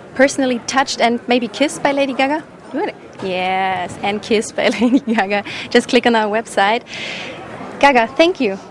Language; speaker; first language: English; non-native, fluent; German